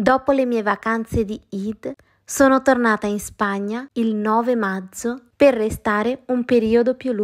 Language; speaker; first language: Italian; non-native, fluent; Bangla